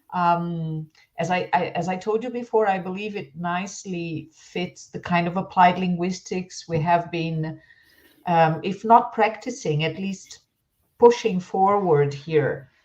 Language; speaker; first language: English; non-native, fluent; Portuguese